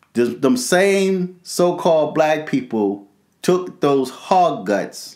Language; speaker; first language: English; native; English